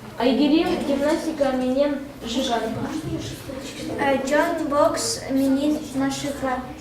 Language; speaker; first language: Kyrgyz; non-native, local second language; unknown